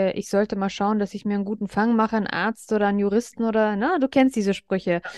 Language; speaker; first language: German; native; German